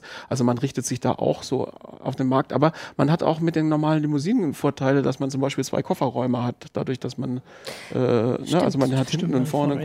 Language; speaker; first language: German; native; German